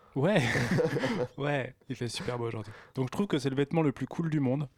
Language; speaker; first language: French; native; French